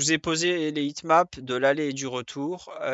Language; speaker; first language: French; native; French